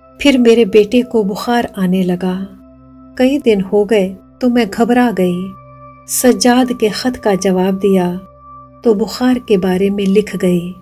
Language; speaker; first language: Hindi; native; Hindi